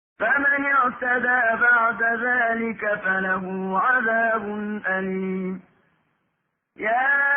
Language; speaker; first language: Arabic; native; Arabic